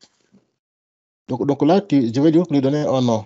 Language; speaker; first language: French; non-native, local second language; Wolof